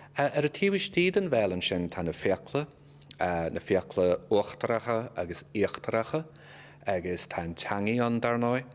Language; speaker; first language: Irish; native; Irish